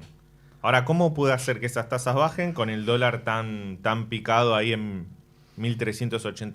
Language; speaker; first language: Spanish; native; Spanish